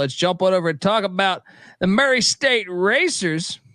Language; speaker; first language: English; native; English